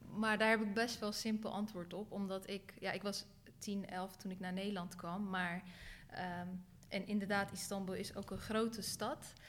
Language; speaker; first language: Dutch; early bilingual, other home language; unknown